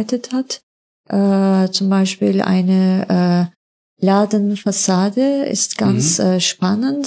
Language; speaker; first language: German; non-native, fluent; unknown